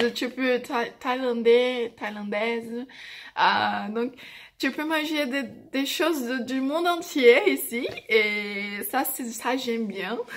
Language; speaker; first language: French; non-native, fluent; Portuguese